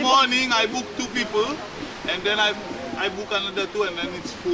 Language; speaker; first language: English; non-native, local second language; Seselwa Creole French